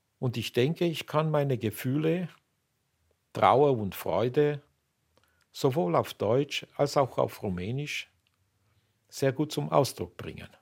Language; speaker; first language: German; native; German